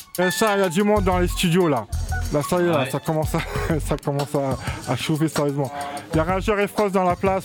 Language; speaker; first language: French; native; French